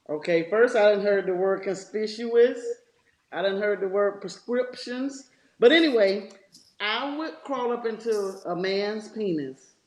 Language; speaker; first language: English; native; English